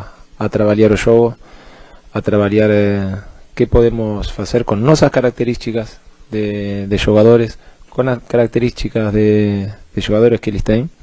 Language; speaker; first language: Portuguese; non-native, fluent; Spanish